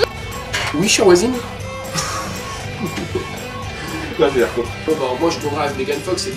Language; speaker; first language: French; native; French